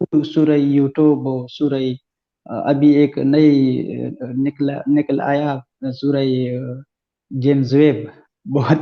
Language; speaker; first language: Hindi; non-native, learner; Pashto